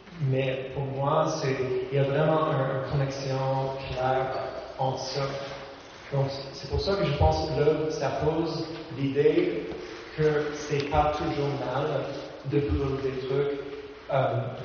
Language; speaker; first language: French; non-native, fluent; English